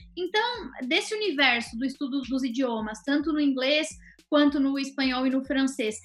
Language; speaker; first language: Portuguese; native; Portuguese